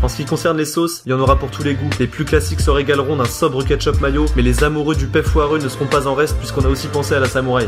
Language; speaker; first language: French; native; French